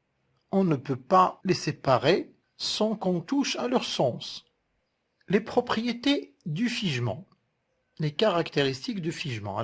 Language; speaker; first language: French; non-native, local second language; Arabic